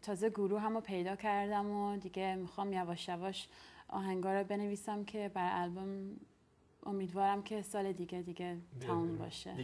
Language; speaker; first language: Persian; early bilingual, heritage; Persian